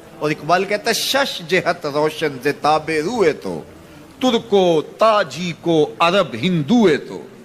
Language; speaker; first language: Urdu; non-native, local second language; Punjabi